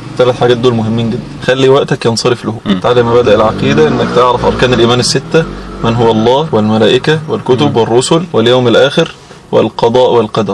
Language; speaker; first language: Arabic; native; Arabic